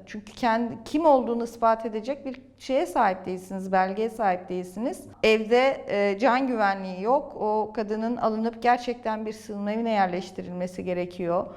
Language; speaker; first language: Turkish; native; Turkish